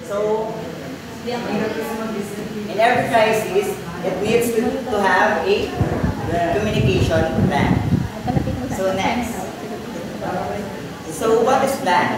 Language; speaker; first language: English; non-native, local second language; Filipino